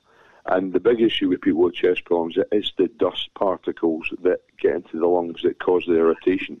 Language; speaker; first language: English; native; English